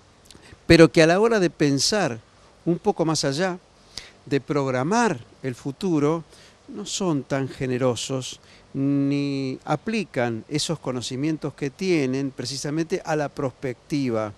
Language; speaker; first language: Spanish; native; Spanish